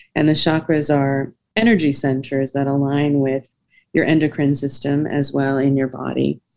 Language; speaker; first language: English; native; English